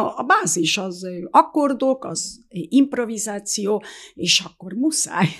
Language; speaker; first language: Hungarian; early bilingual, heritage; Hungarian